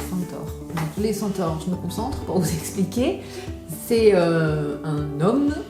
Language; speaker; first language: French; native; French